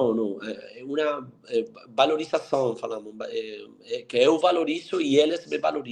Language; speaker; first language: Portuguese; non-native, fluent; Spanish